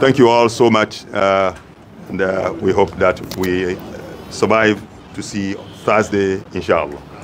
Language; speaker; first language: English; non-native, local second language; Hausa